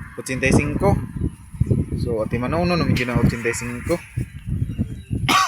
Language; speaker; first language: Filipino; non-native, local second language; Cebuano